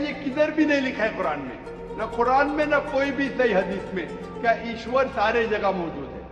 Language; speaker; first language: Urdu; non-native, local second language; Konkani